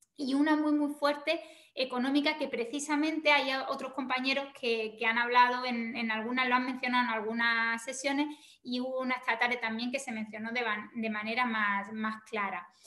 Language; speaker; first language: Spanish; native; Spanish